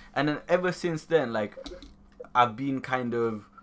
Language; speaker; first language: English; early bilingual, other home language; Nepali